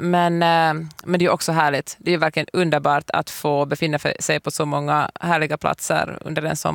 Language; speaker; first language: Swedish; native; Swedish